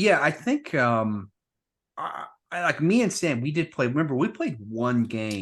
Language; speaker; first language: English; native; English